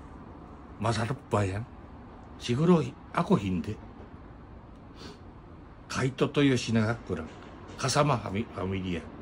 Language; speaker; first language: Filipino; non-native, learner; Japanese